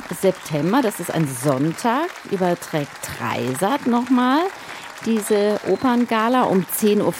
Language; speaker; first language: German; native; German